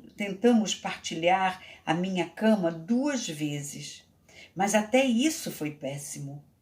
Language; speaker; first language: Portuguese; native; Portuguese